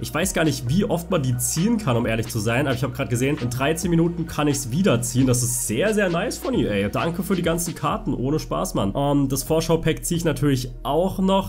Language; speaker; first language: German; native; German